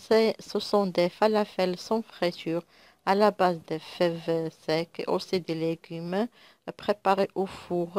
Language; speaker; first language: French; non-native, local second language; Arabic